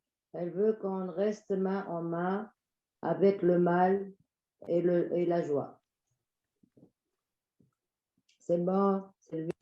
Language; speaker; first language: French; non-native, local second language; Arabic